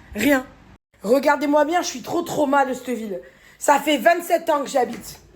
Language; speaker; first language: French; native; French